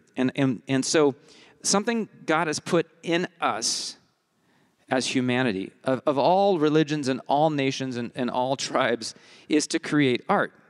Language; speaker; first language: English; early bilingual, heritage; English